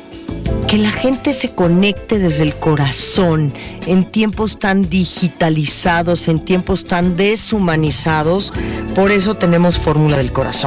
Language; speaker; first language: Spanish; native; Spanish